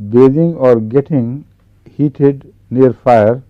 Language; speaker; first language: English; non-native, local second language; Urdu